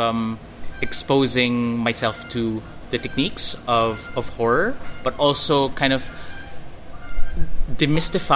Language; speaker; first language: English; non-native, local second language; Filipino